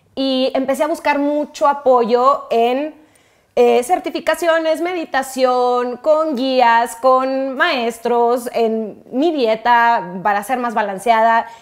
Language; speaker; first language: Spanish; native; Spanish